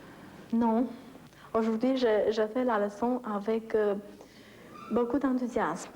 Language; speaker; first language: French; non-native, fluent; Romanian